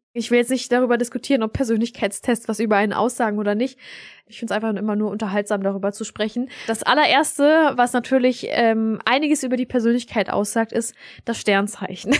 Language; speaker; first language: German; early bilingual, other home language; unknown